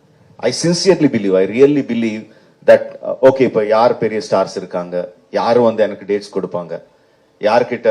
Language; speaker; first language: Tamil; non-native, fluent; Telugu